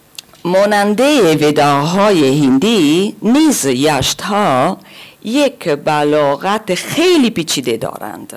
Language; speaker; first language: Persian; non-native, learner; German